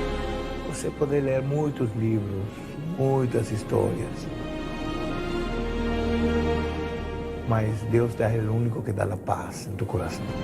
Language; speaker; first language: Portuguese; non-native, learner; Spanish